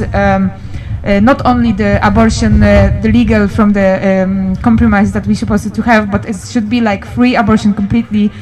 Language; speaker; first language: English; non-native, learner; Polish